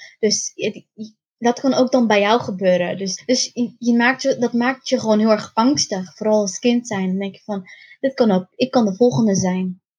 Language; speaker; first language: Dutch; early bilingual, other home language; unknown